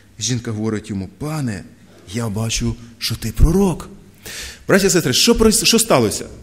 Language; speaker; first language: Ukrainian; non-native, local second language; Russian